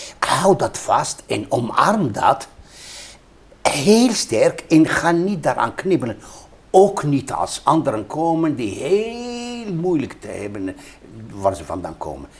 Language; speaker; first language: Dutch; non-native, fluent; Hebrew